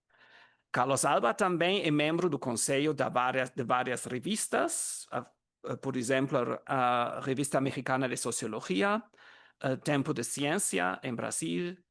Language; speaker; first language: Portuguese; non-native, learner; German